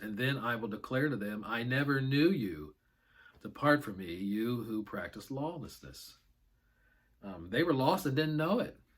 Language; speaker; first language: English; native; English